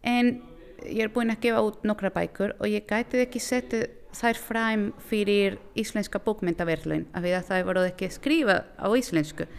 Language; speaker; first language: Icelandic; non-native, fluent; Lithuanian